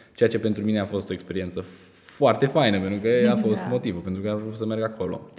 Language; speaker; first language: Romanian; native; Romanian